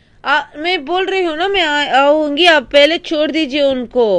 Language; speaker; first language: Hindi; non-native, local second language; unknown